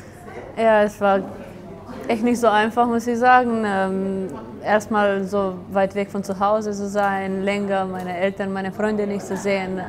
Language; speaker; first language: German; non-native, fluent; Slovenian